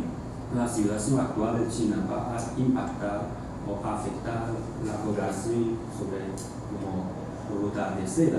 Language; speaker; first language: Spanish; non-native, fluent; Chinese